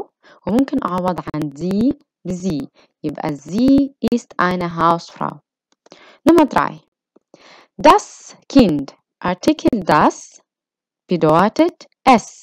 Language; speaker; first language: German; non-native, fluent; Arabic